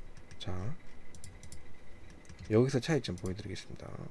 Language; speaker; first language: Korean; native; Korean